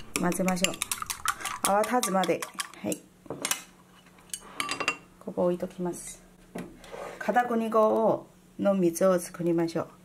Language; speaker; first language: Japanese; non-native, learner; Chinese